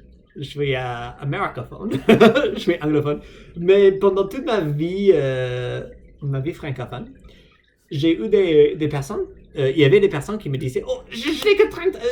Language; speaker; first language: French; non-native, fluent; English